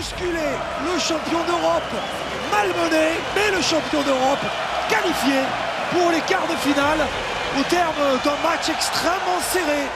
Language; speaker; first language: French; native; French